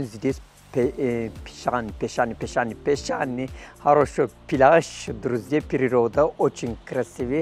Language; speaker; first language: Russian; non-native, fluent; Turkish